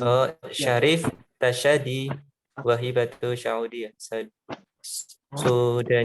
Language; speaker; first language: Arabic; non-native, learner; Indonesian